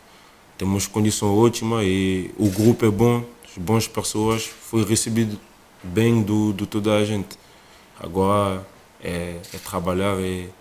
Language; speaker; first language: Portuguese; non-native, fluent; French